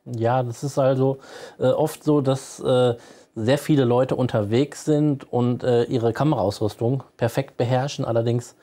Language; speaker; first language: German; native; German